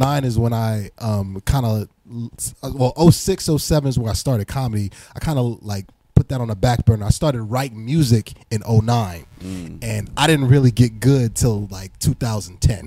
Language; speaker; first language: English; native; English